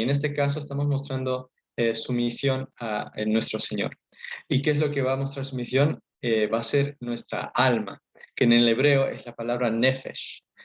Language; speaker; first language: Spanish; early bilingual, heritage; Spanish